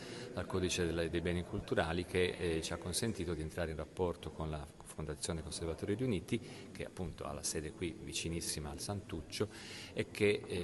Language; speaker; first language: Italian; native; Italian